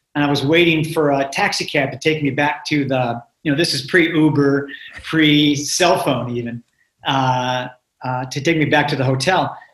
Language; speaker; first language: English; native; English